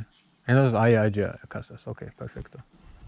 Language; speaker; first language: Spanish; non-native, learner; Turkish